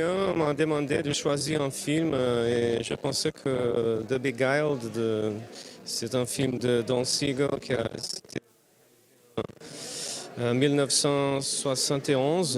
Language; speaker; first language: French; non-native, fluent; Portuguese